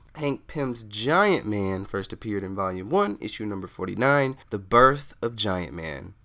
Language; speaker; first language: English; native; English